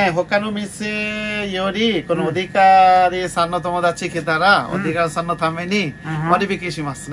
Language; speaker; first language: Japanese; non-native, learner; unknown